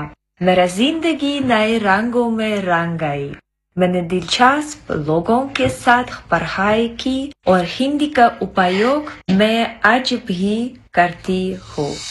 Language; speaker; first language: Hindi; non-native, fluent; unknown